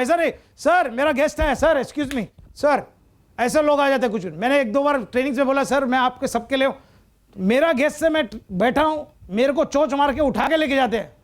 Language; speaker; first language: Hindi; non-native, local second language; Malayalam